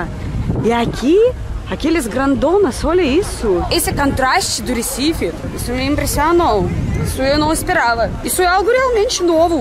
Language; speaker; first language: Portuguese; non-native, fluent; Russian